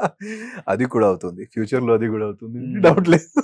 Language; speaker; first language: Telugu; non-native, fluent; Hindi